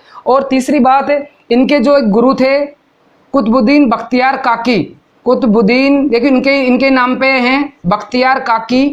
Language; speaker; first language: Hindi; native; Hindi